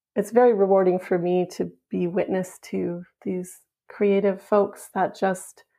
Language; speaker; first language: English; native; English